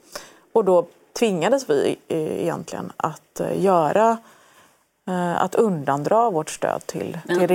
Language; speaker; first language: Swedish; early bilingual, other home language; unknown